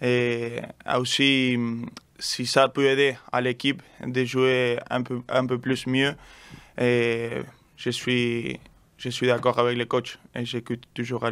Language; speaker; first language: French; non-native, learner; Spanish